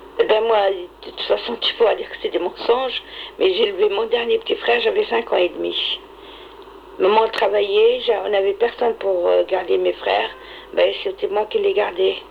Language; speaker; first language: French; non-native, local second language; Arabic